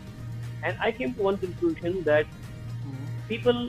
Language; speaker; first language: English; non-native, local second language; Hindi